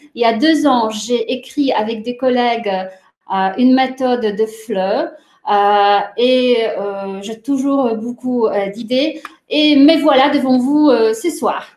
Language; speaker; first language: French; non-native, fluent; Polish